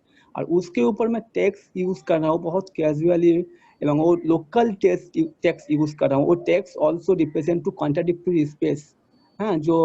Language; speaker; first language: Hindi; non-native, local second language; Bangla